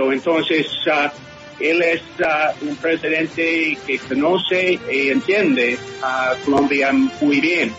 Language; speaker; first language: Spanish; non-native, fluent; English